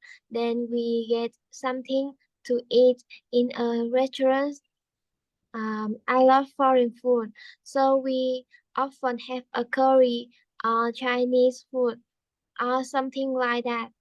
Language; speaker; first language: English; non-native, learner; Vietnamese